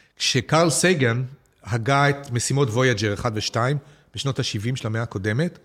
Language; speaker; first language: Hebrew; native; Hebrew